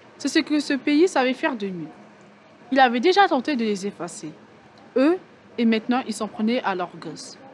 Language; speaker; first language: French; early bilingual, other home language; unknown